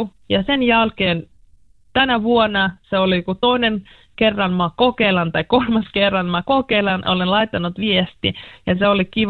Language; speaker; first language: Finnish; non-native, learner; Russian